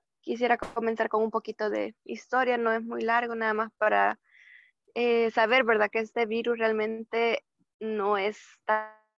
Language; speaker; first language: Spanish; native; Spanish